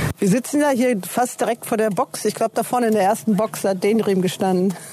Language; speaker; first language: German; native; German